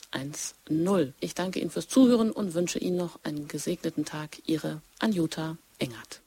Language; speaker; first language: German; native; German